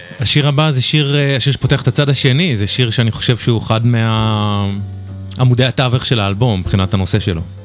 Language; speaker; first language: Hebrew; native; Hebrew